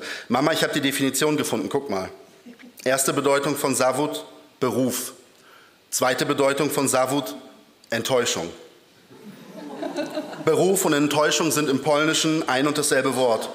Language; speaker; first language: German; early bilingual, other home language; Polish